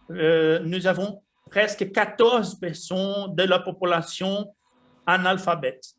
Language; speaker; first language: French; non-native, fluent; Portuguese